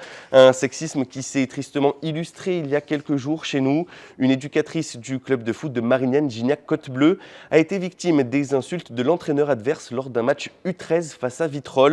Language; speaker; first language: French; native; French